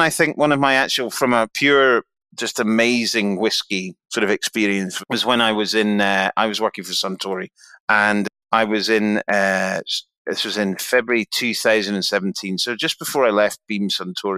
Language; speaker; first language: English; native; English